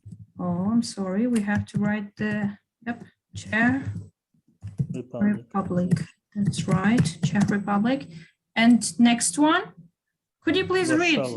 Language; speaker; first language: English; non-native, fluent; Kyrgyz